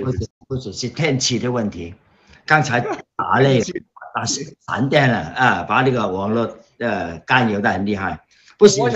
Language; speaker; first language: Chinese; non-native, local second language; Cantonese